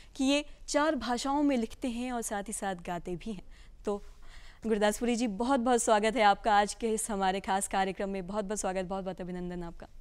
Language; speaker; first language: Hindi; native; Hindi